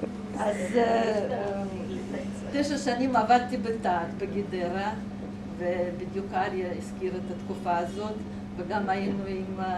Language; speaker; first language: Hebrew; non-native, fluent; Russian